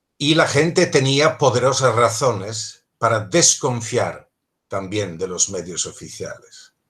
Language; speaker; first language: Spanish; non-native, fluent; Polish